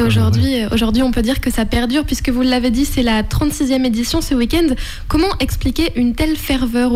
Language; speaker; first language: French; native; French